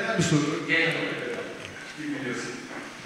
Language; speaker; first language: Turkish; non-native, fluent; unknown